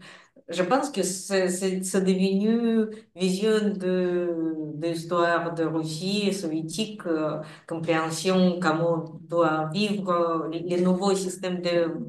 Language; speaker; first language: French; non-native, fluent; Russian